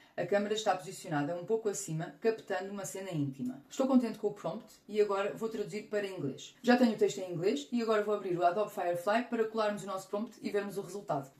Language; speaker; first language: Portuguese; native; Portuguese